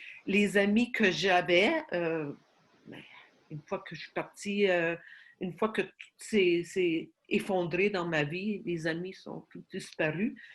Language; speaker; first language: French; non-native, fluent; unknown